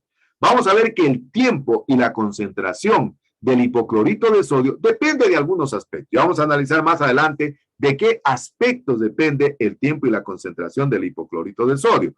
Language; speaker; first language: Spanish; native; Spanish